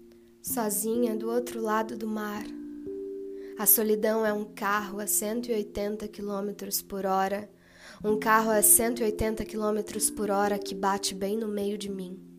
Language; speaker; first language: Portuguese; native; Portuguese